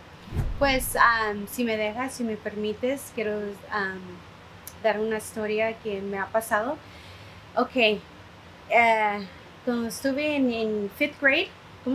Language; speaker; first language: Spanish; early bilingual, heritage; Spanish